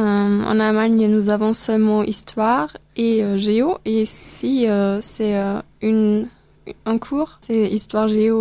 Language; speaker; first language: French; non-native, learner; German